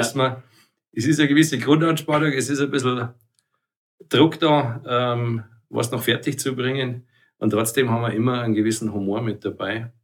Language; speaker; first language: German; native; German